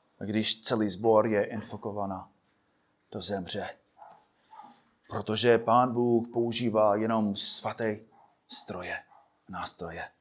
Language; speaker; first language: Czech; non-native, fluent; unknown